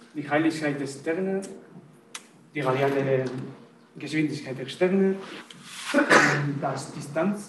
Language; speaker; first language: German; non-native, learner; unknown